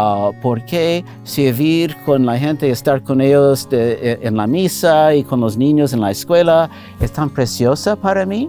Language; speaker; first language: Spanish; non-native, fluent; English